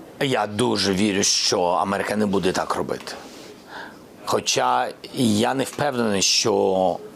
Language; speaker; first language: Ukrainian; non-native, local second language; Russian